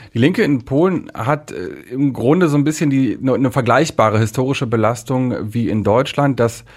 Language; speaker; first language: German; native; German